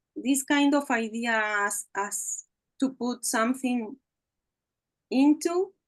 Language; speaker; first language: English; non-native, learner; Spanish